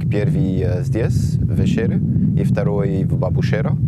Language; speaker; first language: Russian; non-native, learner; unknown